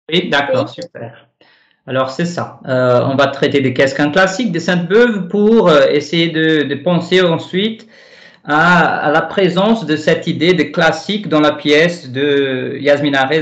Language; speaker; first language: French; non-native, fluent; Portuguese